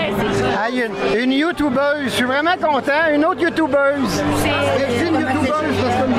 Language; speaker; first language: French; native; French